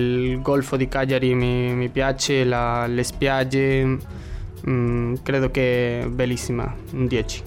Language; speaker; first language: Italian; non-native, learner; Spanish